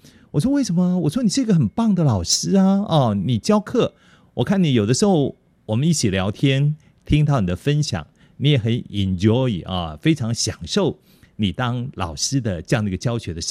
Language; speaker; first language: Chinese; native; Chinese